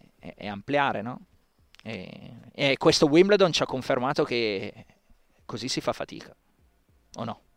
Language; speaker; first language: Italian; native; Italian